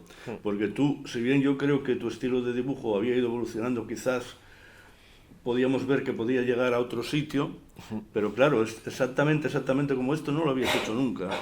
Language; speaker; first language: Spanish; native; Spanish